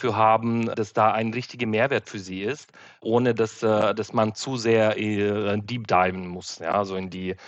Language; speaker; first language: German; non-native, fluent; Ukrainian